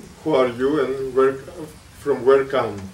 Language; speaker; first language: English; non-native, learner; Greek